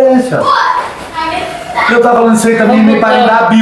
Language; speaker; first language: Portuguese; native; Portuguese